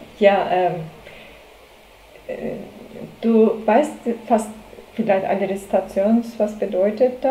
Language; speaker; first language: German; non-native, learner; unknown